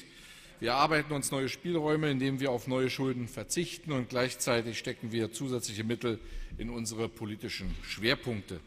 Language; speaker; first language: German; native; German